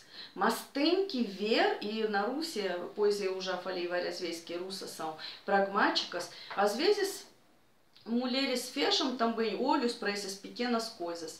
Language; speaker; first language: Portuguese; non-native, fluent; Russian